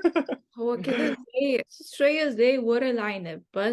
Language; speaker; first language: Egyptian Arabic; non-native, learner; English